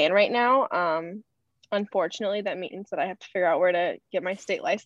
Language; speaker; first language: English; native; English